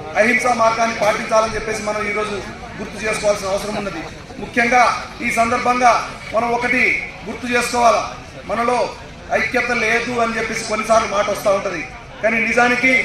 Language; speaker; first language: Telugu; non-native, local second language; Lambadi